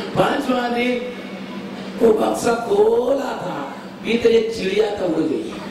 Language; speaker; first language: Hindi; non-native, local second language; Tamil